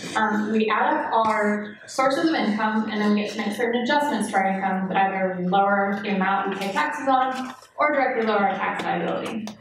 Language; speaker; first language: English; native; English